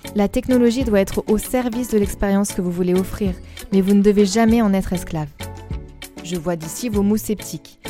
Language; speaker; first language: French; native; French